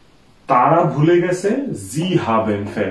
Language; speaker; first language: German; non-native, fluent; Bangla